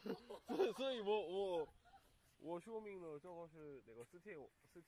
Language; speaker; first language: Chinese; non-native, learner; Japanese